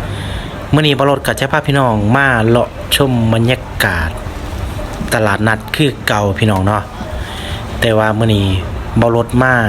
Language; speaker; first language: Thai; non-native, local second language; Lao